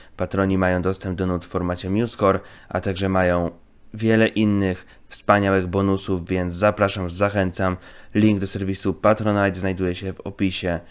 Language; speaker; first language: Polish; native; Polish